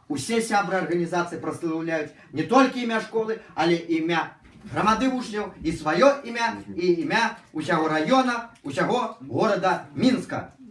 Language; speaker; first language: Belarusian; non-native, local second language; Russian